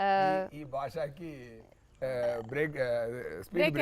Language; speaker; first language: Telugu; non-native, fluent; Tamil